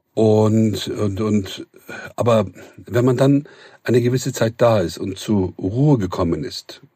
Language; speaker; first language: German; non-native, fluent; Turkish